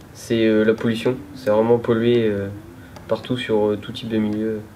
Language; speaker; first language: French; native; French